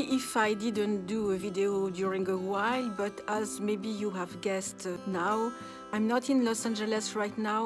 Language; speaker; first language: English; non-native, fluent; French